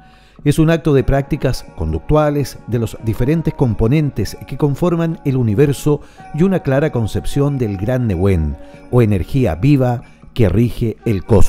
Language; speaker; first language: Spanish; native; Spanish